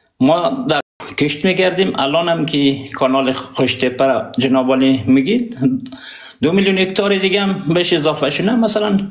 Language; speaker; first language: Persian; non-native, local second language; Pashto